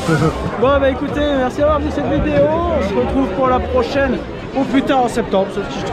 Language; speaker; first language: French; native; French